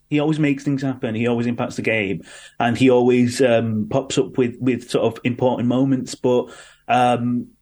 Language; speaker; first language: English; native; English